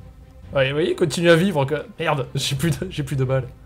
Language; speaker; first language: French; native; French